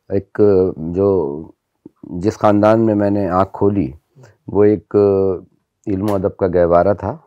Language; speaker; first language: Hindi; native; Hindi